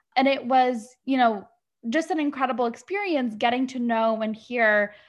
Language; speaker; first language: English; early bilingual, other home language; Arabic